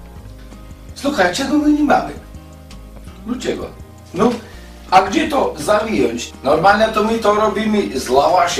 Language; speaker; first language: Polish; non-native, fluent; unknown